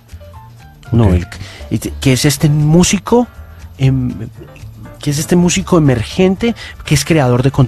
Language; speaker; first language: Spanish; native; Spanish